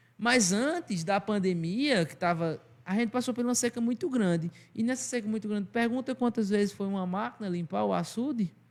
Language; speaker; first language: Portuguese; native; Portuguese